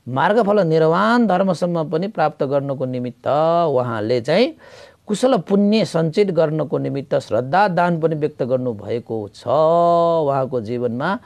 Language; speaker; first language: Nepali; native; Nepali